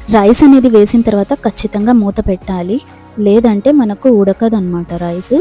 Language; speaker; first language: Telugu; non-native, local second language; Urdu